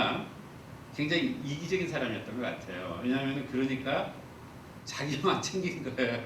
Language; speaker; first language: Korean; native; Korean